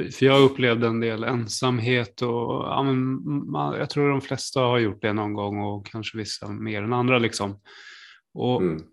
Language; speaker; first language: Swedish; native; Swedish